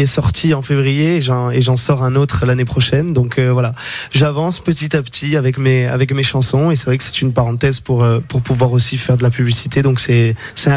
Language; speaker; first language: French; non-native, local second language; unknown